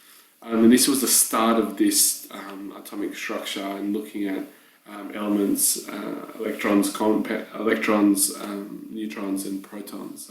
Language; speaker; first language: English; native; English